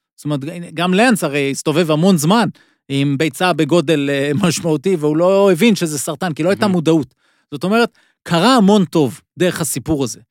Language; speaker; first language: Hebrew; native; Hebrew